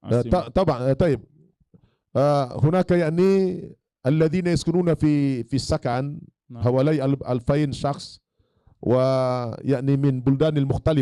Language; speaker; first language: Arabic; non-native, fluent; Indonesian